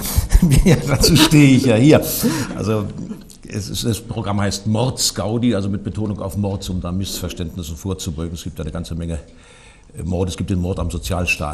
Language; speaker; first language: German; native; German